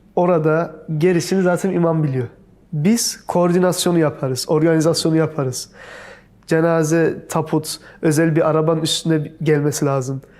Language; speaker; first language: Turkish; early bilingual, heritage; Turkish